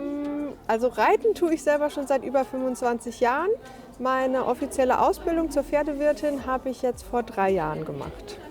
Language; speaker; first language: German; native; German